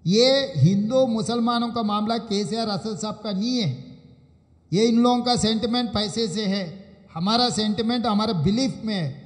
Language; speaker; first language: Hindi; non-native, local second language; Telugu